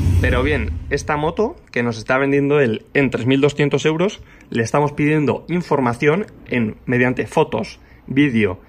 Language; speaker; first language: Spanish; native; Spanish